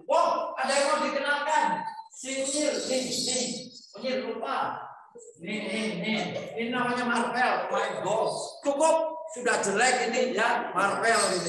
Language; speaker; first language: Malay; non-native, local second language; Javanese